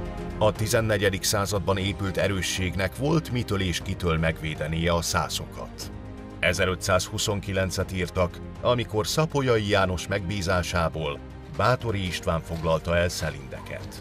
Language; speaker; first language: Hungarian; native; Hungarian